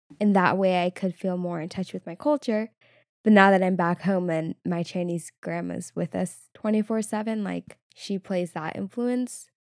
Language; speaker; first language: English; native; English